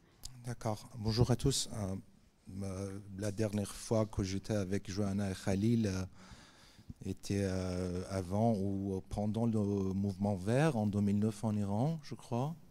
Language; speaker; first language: French; non-native, fluent; Persian